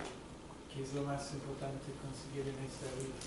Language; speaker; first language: Spanish; non-native, fluent; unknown